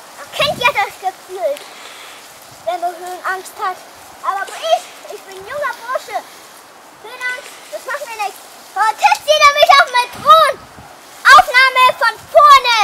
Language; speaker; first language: German; native; German